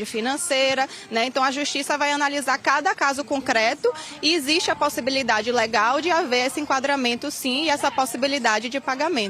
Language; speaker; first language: Portuguese; native; Portuguese